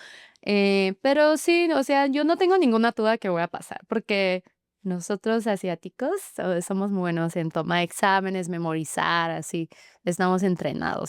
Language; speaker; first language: Spanish; non-native, fluent; Chinese